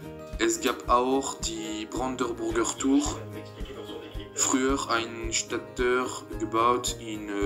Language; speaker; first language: German; non-native, learner; French